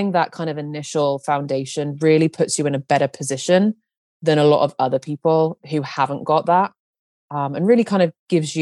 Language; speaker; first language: English; native; English